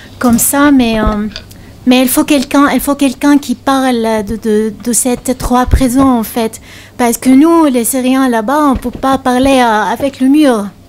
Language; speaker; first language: French; non-native, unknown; Arabic